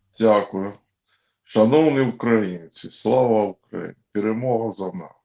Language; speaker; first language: Ukrainian; non-native, learner; Georgian